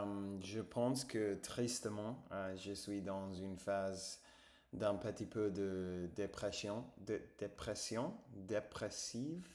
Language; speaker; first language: French; non-native, fluent; English